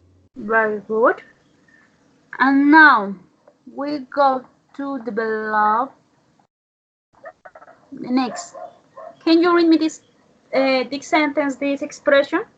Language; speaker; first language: English; non-native, learner; Spanish